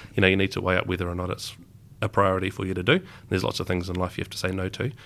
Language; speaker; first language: English; native; English